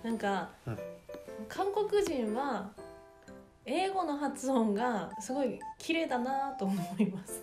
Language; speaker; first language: Japanese; native; Japanese